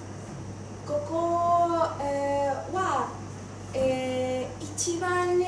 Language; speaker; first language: Japanese; non-native, learner; Spanish